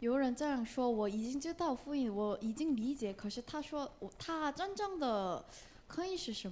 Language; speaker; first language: Chinese; non-native, learner; Korean